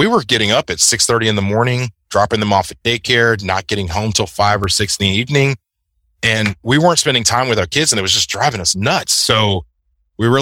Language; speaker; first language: English; native; English